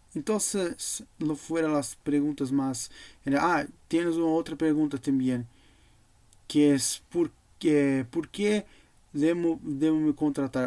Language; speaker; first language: Portuguese; non-native, learner; Spanish